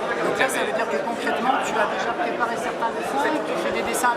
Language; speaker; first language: French; native; French